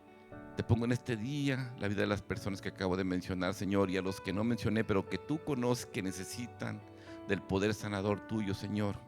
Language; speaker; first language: Spanish; native; Spanish